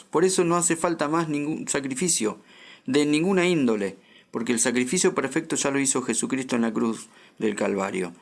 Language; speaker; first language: Spanish; native; Spanish